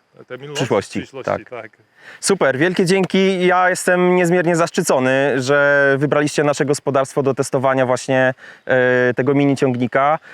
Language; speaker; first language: Polish; native; Polish